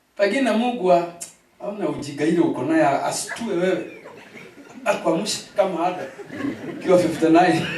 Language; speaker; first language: Swahili; non-native, local second language; Kikuyu